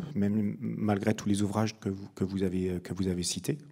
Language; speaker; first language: French; native; French